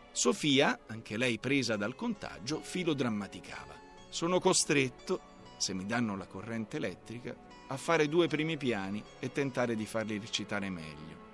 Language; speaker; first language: Italian; native; Italian